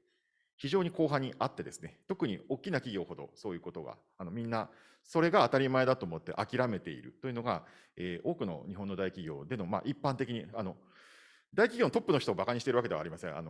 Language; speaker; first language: Japanese; native; Japanese